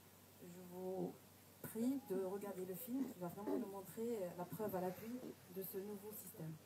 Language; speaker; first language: French; non-native, local second language; Arabic